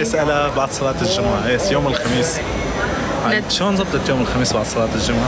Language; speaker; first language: Arabic; native; Arabic